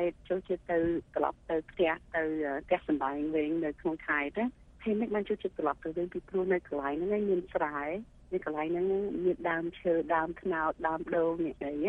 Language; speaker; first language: Khmer; early bilingual, heritage; Khmer